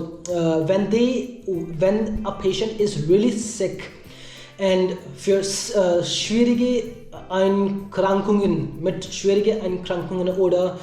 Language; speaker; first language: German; non-native, learner; Hindi